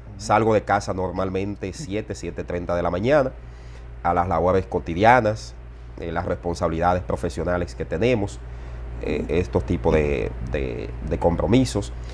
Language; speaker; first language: Spanish; native; Spanish